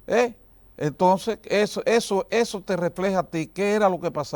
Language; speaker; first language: Spanish; native; Spanish